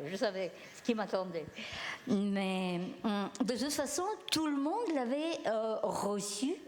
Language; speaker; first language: French; non-native, fluent; Bulgarian